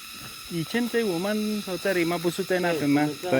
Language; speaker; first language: Chinese; non-native, learner; Filipino